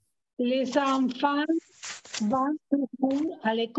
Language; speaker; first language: French; non-native, learner; Spanish